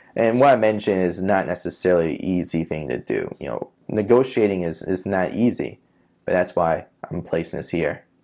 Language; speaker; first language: English; native; English